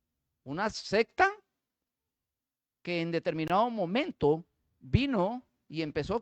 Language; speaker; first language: Spanish; native; Spanish